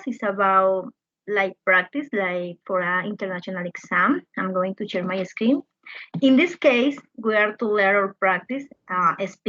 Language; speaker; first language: English; non-native, fluent; Spanish